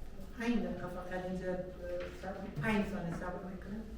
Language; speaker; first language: Persian; native; Persian